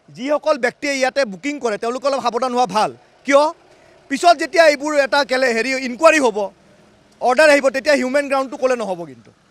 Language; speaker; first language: Assamese; native; Assamese